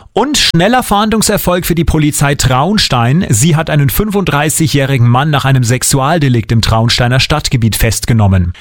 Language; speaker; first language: German; native; German